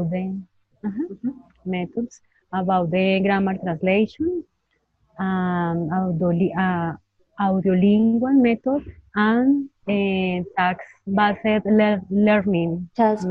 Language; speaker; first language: English; non-native, learner; Spanish